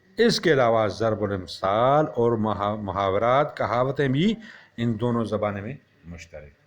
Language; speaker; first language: Urdu; non-native, local second language; Pashto